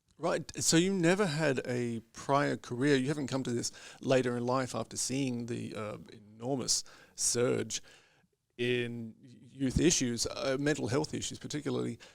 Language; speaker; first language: English; native; English